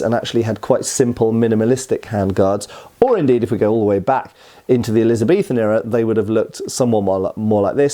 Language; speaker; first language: English; native; English